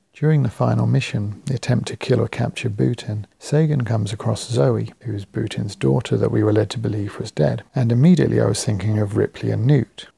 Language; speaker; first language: English; native; English